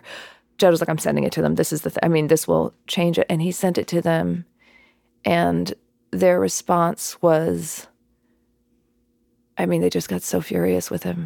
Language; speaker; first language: English; native; English